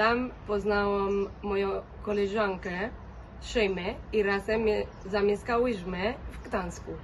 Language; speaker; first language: Polish; non-native, fluent; Spanish